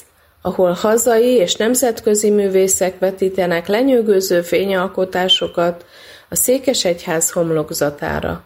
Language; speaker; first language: Hungarian; native; Hungarian